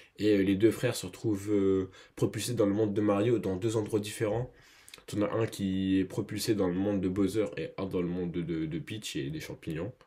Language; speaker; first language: French; native; French